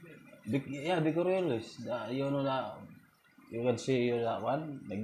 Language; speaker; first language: English; non-native, learner; Cebuano